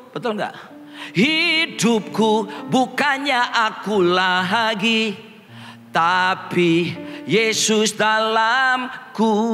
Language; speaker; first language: Indonesian; native; Indonesian